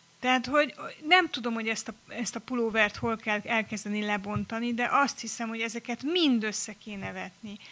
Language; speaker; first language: Hungarian; native; Hungarian